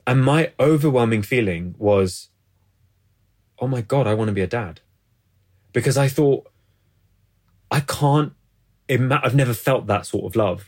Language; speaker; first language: English; native; English